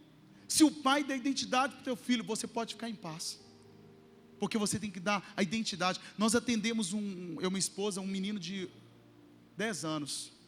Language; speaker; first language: Portuguese; native; Portuguese